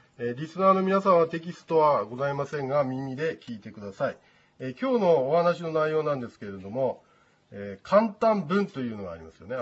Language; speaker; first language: Japanese; native; Japanese